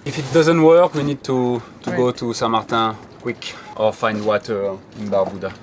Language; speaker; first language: English; non-native, learner; French